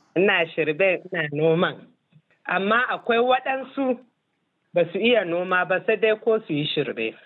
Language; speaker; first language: Hausa; non-native, local second language; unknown